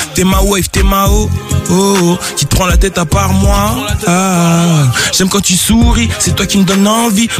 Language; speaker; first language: French; native; French